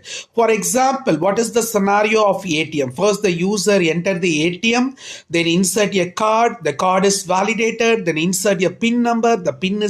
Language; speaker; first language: English; non-native, local second language; Tamil